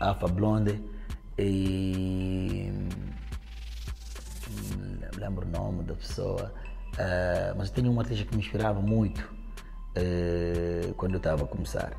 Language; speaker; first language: Portuguese; non-native, local second language; Upper Guinea Crioulo